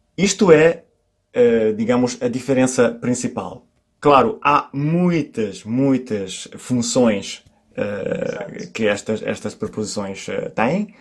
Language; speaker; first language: Portuguese; non-native, fluent; Italian